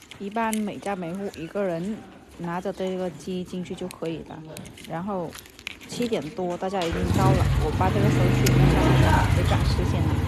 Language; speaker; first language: Chinese; non-native, fluent; Vietnamese